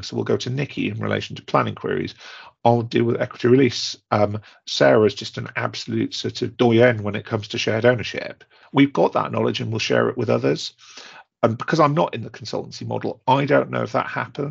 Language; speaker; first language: English; native; English